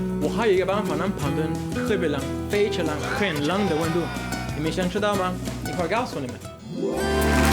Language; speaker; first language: Chinese; non-native, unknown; Spanish